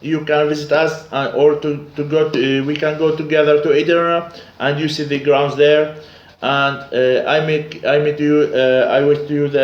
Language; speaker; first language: English; non-native, learner; Arabic